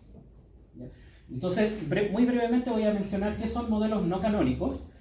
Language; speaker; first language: Spanish; native; Spanish